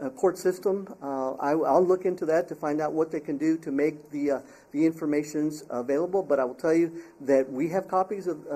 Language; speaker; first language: English; early bilingual, other home language; Spanish